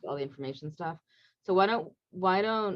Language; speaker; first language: English; native; English